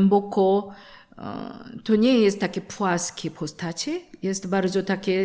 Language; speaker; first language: Polish; non-native, learner; Korean